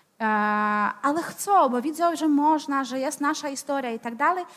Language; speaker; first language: Polish; non-native, fluent; Ukrainian